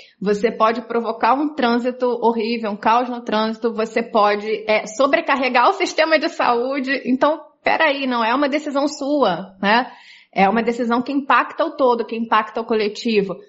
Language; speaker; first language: Portuguese; native; Portuguese